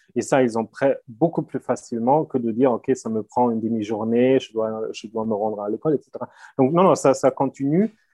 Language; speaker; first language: French; non-native, fluent; German